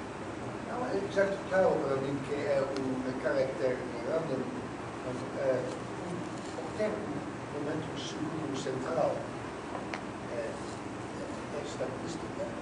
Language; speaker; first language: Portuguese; non-native, learner; Dutch